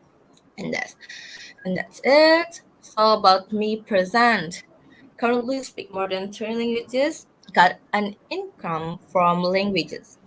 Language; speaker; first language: English; non-native, learner; Indonesian